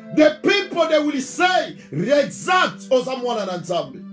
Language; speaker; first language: English; non-native, learner; Lingala